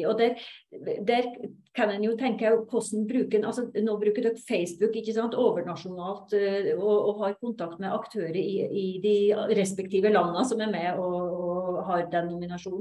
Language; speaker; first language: Norwegian; native; Norwegian